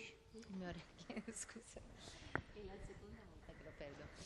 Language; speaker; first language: Italian; non-native, fluent; Swedish